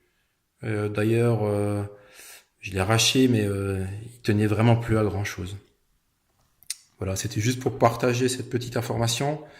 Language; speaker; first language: French; native; French